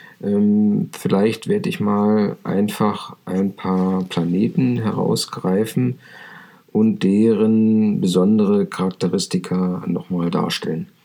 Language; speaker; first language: German; native; German